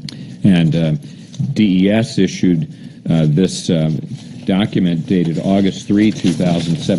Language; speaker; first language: English; native; English